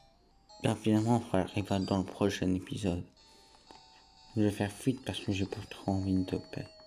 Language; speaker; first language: French; native; French